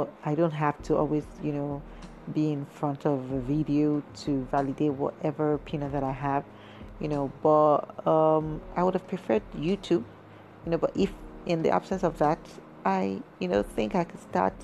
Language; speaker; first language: English; non-native, local second language; Yoruba